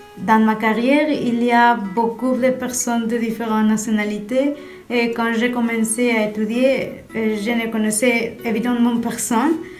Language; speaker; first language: French; non-native, fluent; Spanish